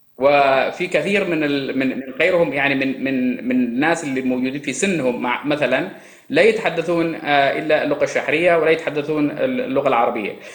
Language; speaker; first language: Arabic; non-native, local second language; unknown